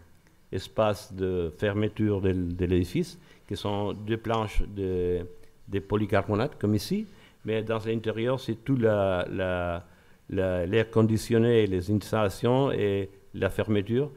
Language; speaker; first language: French; non-native, learner; Spanish